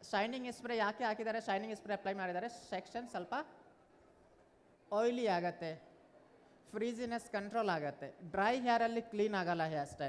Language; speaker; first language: Kannada; non-native, learner; Bangla